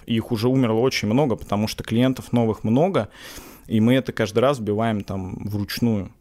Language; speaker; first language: Russian; native; Russian